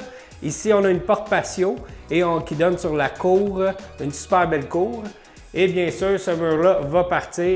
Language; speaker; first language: French; native; French